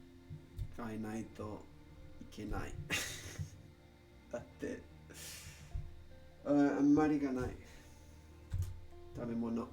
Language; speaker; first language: Japanese; non-native, learner; Spanish